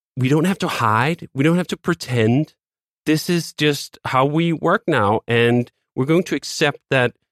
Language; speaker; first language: English; non-native, fluent; Danish